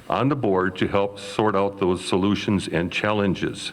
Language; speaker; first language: English; native; English